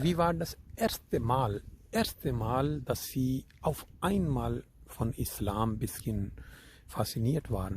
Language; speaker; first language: German; non-native, fluent; Urdu